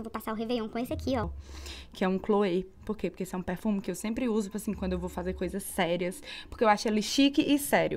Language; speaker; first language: Portuguese; native; Portuguese